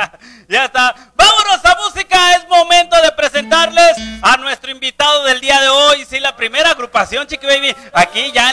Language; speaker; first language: Spanish; native; Spanish